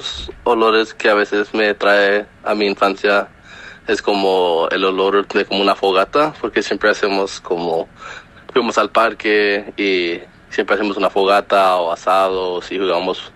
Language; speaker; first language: Spanish; early bilingual, heritage; Spanish